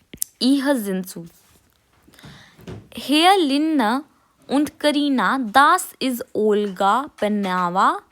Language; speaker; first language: German; non-native, fluent; Hindi